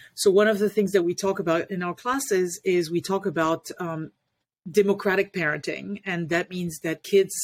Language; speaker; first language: English; non-native, fluent; French